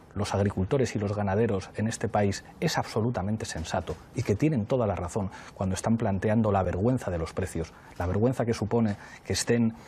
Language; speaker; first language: Spanish; native; Spanish